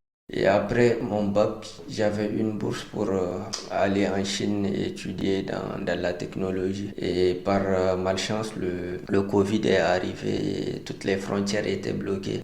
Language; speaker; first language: French; non-native, local second language; Hausa